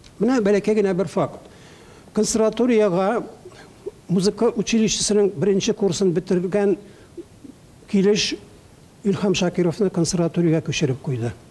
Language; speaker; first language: Tatar; native; Tatar